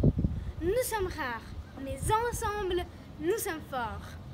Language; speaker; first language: French; non-native, learner; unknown